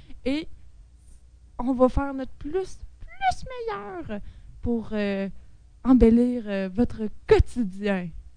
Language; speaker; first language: French; native; French